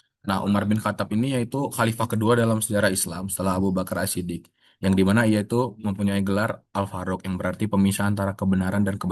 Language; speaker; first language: Indonesian; native; Indonesian